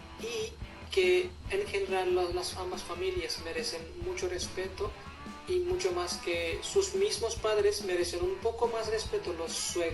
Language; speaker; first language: Spanish; non-native, fluent; Hindi